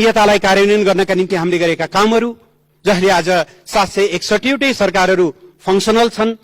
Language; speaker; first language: Nepali; native; Nepali